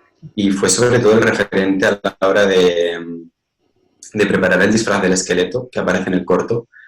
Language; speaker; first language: Spanish; native; Spanish